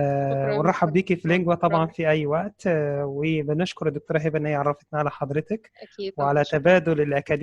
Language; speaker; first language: Arabic; native; Arabic